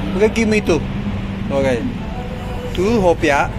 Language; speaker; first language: English; non-native, local second language; Filipino